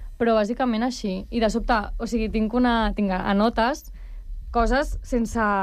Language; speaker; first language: Catalan; native; Catalan